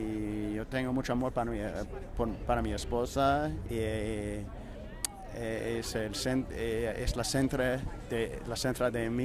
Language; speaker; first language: Spanish; non-native, learner; English